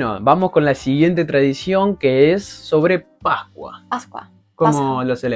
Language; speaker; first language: Spanish; native; Spanish